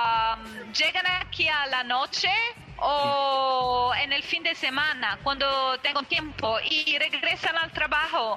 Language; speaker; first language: Spanish; non-native, fluent; Italian